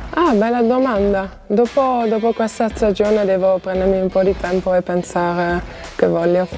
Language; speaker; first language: Italian; non-native, fluent; Dutch